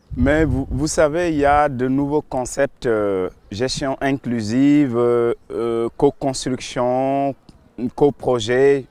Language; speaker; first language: French; non-native, local second language; Wolof